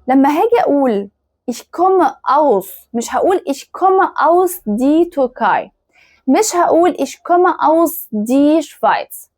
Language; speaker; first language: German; non-native, fluent; Arabic